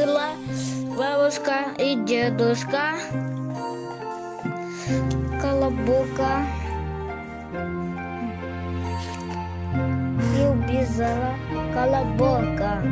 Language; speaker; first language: Russian; non-native, local second language; Yakut